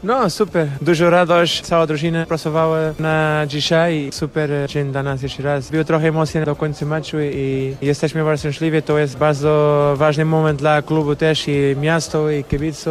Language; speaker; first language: Polish; non-native, learner; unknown